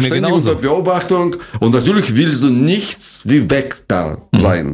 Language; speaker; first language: German; non-native, fluent; Russian